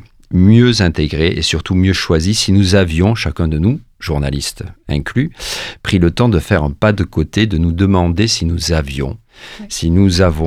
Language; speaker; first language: French; native; French